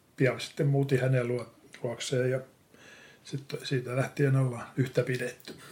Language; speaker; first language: Finnish; native; Finnish